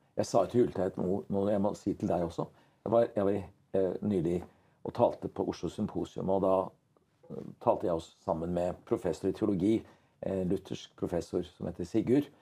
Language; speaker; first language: Norwegian; native; Norwegian